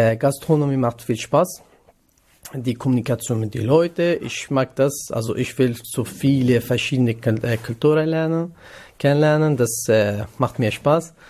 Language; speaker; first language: German; non-native, learner; Kurdish